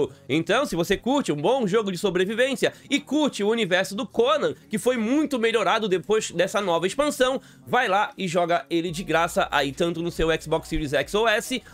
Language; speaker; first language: Portuguese; native; Portuguese